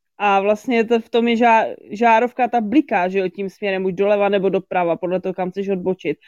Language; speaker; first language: Czech; native; Czech